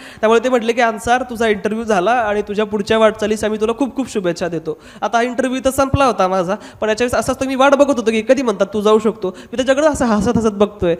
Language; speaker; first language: Marathi; non-native, local second language; Hindi